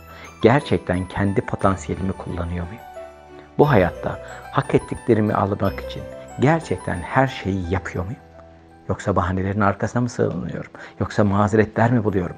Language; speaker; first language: Turkish; native; Turkish